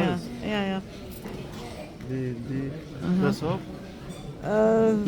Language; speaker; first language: German; non-native, learner; Turkish